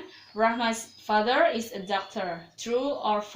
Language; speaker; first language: English; non-native, learner; Indonesian